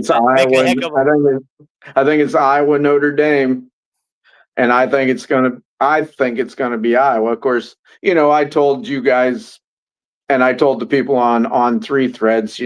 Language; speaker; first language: English; native; English